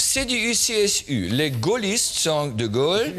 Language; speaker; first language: French; non-native, learner; German